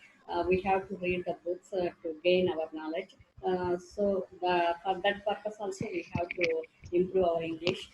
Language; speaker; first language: English; non-native, learner; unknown